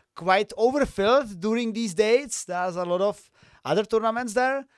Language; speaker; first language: English; non-native, fluent; Czech